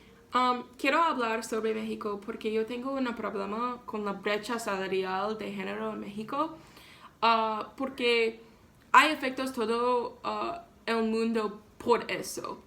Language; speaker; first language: Spanish; non-native, learner; English